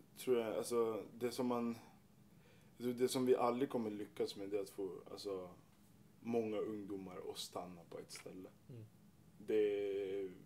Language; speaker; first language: Swedish; early bilingual, other home language; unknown